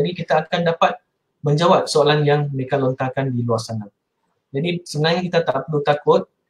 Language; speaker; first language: Malay; non-native, local second language; Chinese